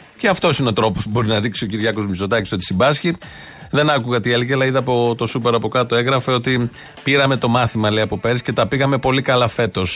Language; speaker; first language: Greek; non-native, fluent; Bulgarian